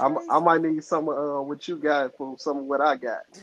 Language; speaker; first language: English; native; English